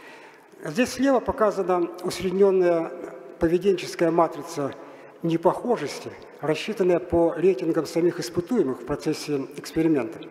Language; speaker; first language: Russian; native; Russian